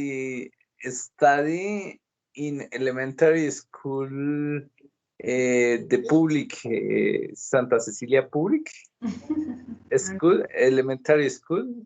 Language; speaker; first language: English; non-native, learner; Spanish